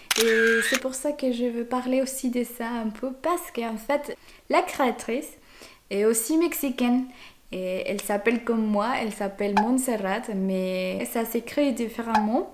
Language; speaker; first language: French; non-native, fluent; Spanish